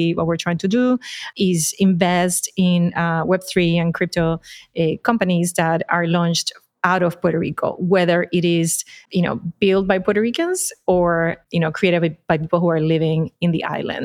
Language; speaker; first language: English; non-native, fluent; Spanish